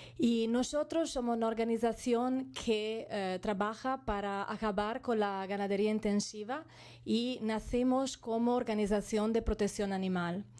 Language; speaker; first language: Spanish; non-native, fluent; Italian